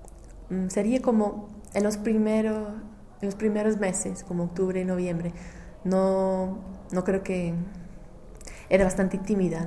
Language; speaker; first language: Spanish; non-native, fluent; English